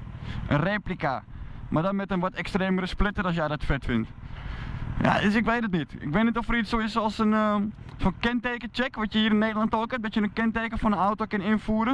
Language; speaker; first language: Dutch; native; Dutch